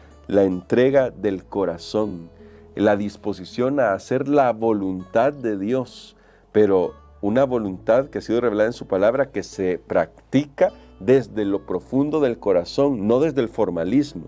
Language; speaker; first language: Spanish; native; Spanish